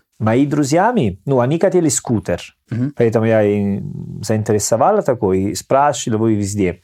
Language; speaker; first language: Russian; non-native, learner; Italian